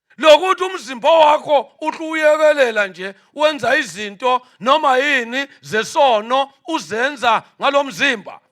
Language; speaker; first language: Zulu; non-native, local second language; Swati